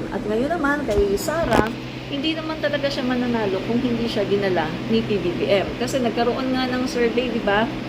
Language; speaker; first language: Filipino; non-native, local second language; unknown